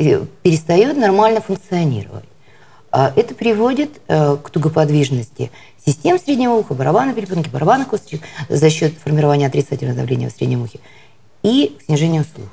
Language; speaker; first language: Russian; native; Russian